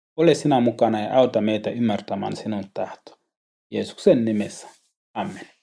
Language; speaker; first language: Finnish; non-native, learner; Swahili